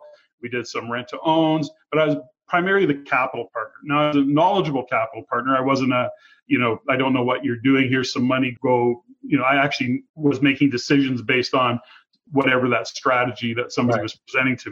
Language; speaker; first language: English; native; English